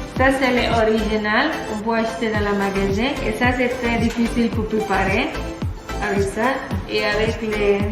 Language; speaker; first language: French; non-native, learner; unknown